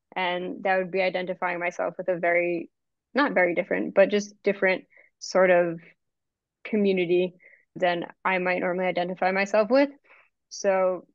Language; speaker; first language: English; native; English